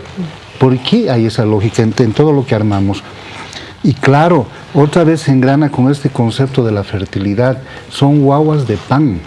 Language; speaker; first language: Spanish; native; Spanish